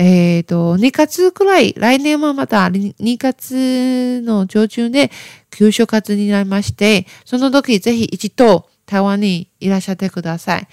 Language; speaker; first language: Japanese; non-native, learner; Chinese